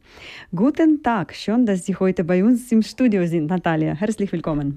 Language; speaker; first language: German; non-native, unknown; Ukrainian